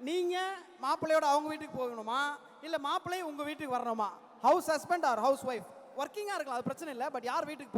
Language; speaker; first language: Tamil; native; Tamil